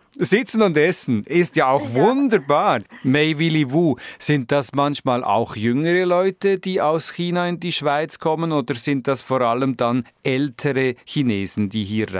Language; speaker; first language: German; native; German